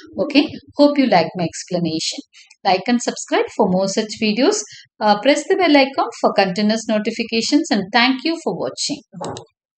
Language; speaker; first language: English; non-native, local second language; Tamil